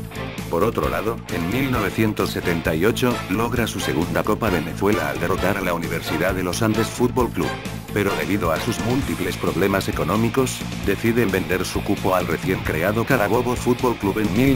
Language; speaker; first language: Spanish; native; Spanish